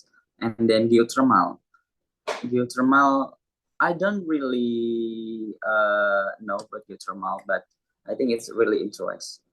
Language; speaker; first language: English; non-native, learner; Indonesian